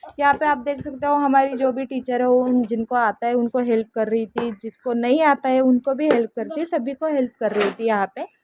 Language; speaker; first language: Hindi; non-native, local second language; Marathi